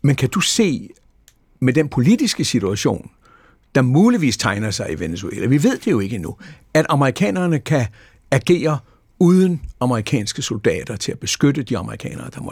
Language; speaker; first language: Danish; native; Danish